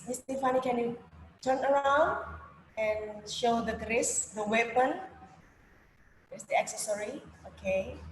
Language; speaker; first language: English; non-native, learner; Indonesian